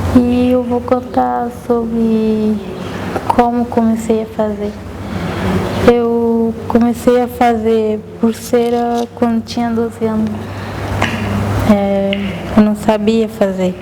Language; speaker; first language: Portuguese; non-native, local second language; Guarani